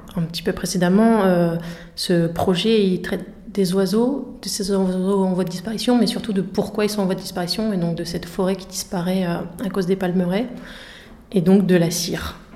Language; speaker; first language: French; native; French